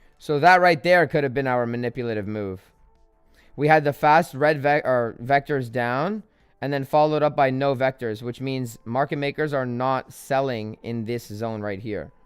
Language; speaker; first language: English; native; English